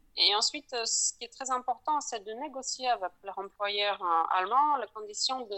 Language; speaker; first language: French; non-native, fluent; Polish